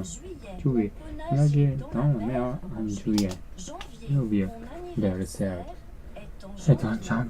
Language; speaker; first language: French; non-native, learner; Japanese